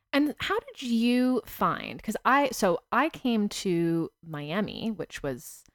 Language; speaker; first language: English; native; English